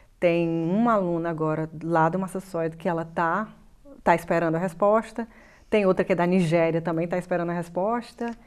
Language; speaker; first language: Portuguese; native; Portuguese